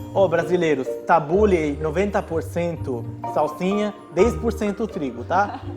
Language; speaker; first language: Portuguese; non-native, fluent; Arabic